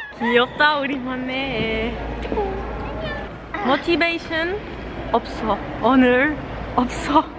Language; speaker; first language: Korean; non-native, learner; French